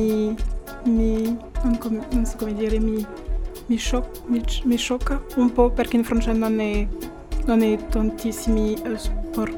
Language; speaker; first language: Italian; non-native, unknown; French